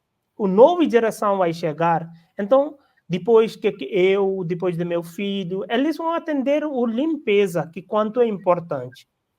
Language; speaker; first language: Portuguese; non-native, learner; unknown